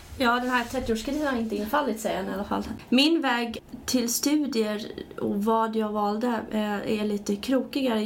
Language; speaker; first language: Swedish; early bilingual, other home language; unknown